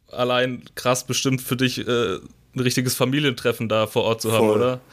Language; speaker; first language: German; native; German